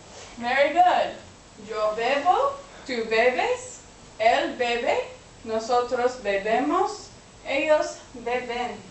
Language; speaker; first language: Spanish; non-native, fluent; English